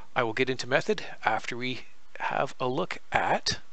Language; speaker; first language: English; native; English